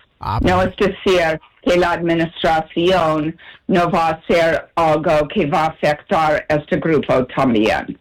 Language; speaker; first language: Spanish; non-native, learner; English